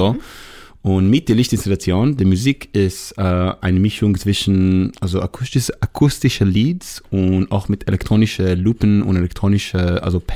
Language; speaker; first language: German; non-native, learner; Hebrew